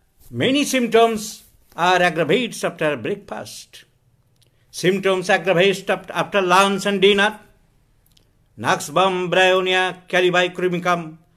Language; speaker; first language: English; non-native, local second language; Bangla